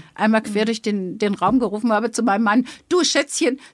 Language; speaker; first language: German; native; German